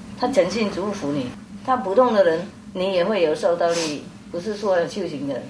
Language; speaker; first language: Chinese; non-native, fluent; Vietnamese